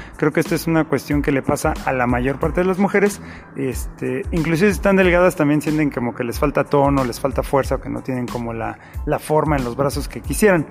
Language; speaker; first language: Spanish; native; Spanish